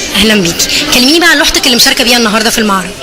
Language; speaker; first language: Arabic; native; Arabic